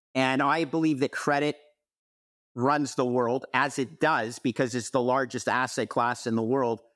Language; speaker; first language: English; native; English